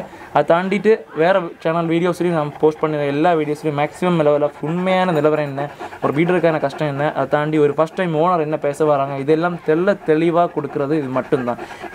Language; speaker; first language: Tamil; native; Tamil